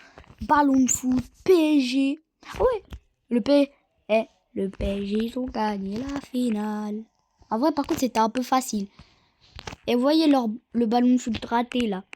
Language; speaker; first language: French; native; French